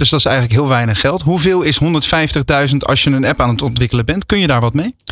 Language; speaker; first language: Dutch; native; Dutch